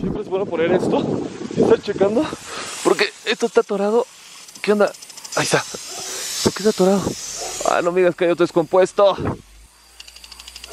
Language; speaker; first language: Spanish; native; Spanish